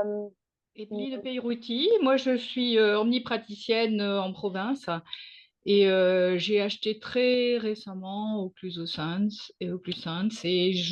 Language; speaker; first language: French; native; French